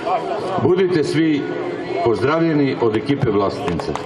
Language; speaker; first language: Bosnian; native; Bosnian